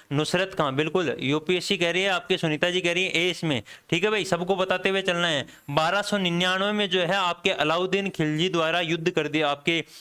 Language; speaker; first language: Hindi; native; Hindi